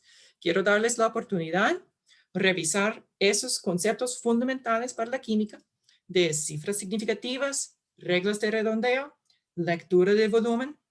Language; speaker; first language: Spanish; non-native, fluent; English